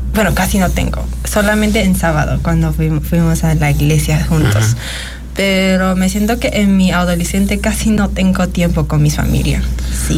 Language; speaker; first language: Spanish; non-native, learner; Chinese